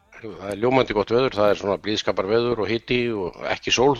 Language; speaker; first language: Icelandic; native; Icelandic